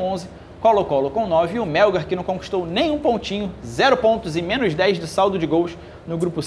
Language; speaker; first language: Portuguese; native; Portuguese